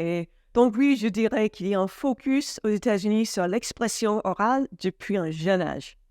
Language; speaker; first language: French; non-native, fluent; English